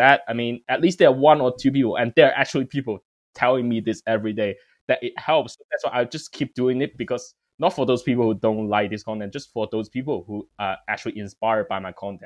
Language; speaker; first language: English; non-native, local second language; Cantonese